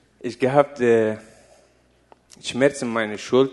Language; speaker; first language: German; non-native, learner; Russian